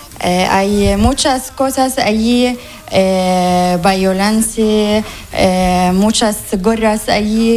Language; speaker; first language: Spanish; non-native, learner; Arabic